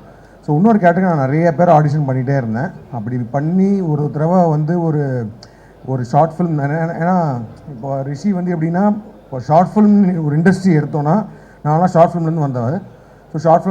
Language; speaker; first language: Tamil; native; Tamil